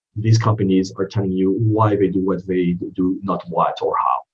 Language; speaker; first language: English; non-native, fluent; French